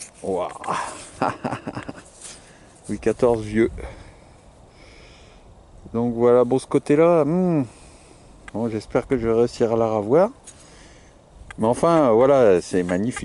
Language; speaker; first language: French; native; French